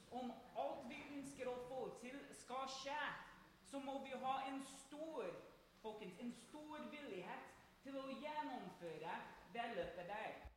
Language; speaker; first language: Norwegian; non-native, fluent; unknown